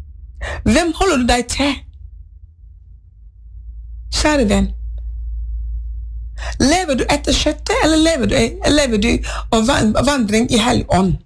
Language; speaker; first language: Norwegian; non-native, learner; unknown